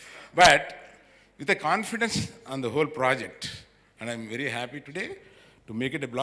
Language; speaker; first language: Telugu; native; Telugu